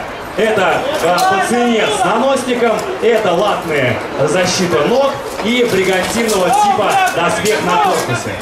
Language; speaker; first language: Russian; native; Russian